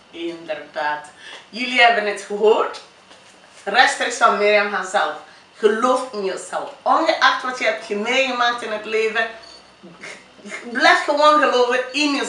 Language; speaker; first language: Dutch; non-native, fluent; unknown